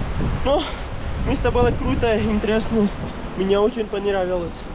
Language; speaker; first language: Russian; non-native, learner; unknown